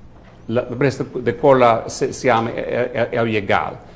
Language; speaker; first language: Spanish; non-native, fluent; English